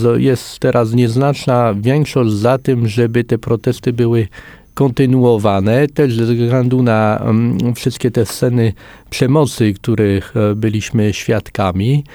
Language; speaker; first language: Polish; non-native, fluent; French